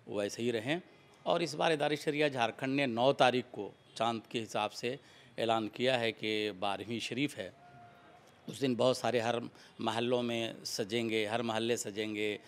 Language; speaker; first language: Hindi; native; Hindi